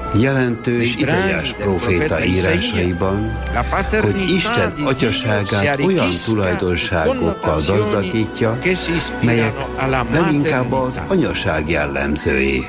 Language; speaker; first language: Hungarian; native; Hungarian